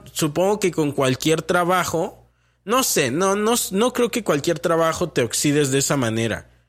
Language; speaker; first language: Spanish; native; Spanish